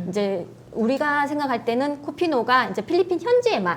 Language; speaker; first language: Korean; native; Korean